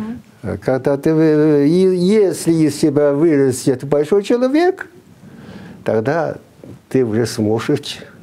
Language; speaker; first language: Russian; non-native, fluent; Chinese